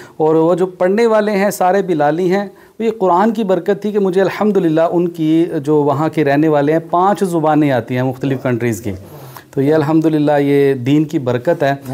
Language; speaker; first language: Urdu; native; Urdu